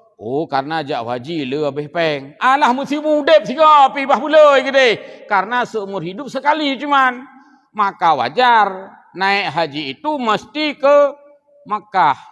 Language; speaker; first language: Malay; non-native, local second language; Achinese